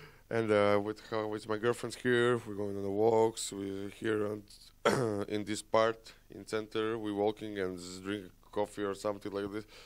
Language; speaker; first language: English; non-native, fluent; Croatian